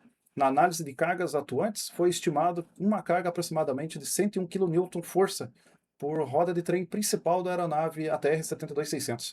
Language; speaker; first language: Portuguese; native; Portuguese